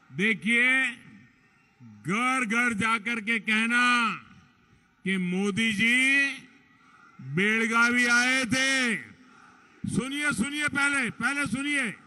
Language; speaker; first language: Hindi; non-native, local second language; Gujarati